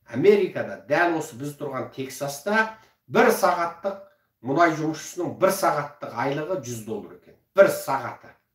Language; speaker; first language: Kazakh; early bilingual, heritage; Kazakh